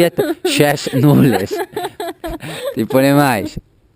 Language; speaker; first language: Russian; non-native, learner; Italian